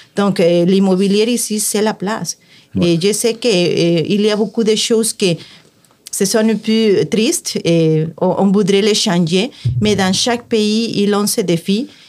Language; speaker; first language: French; non-native, fluent; Spanish